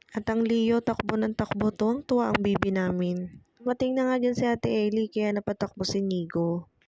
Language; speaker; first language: Filipino; native; Filipino